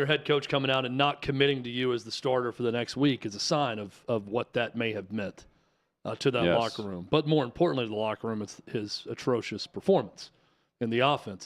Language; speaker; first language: English; native; English